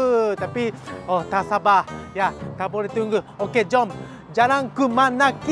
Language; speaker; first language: Indonesian; non-native, learner; Japanese